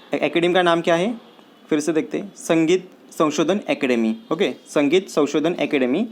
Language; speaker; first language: Hindi; non-native, local second language; Marathi